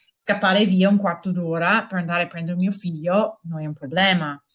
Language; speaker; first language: Italian; non-native, fluent; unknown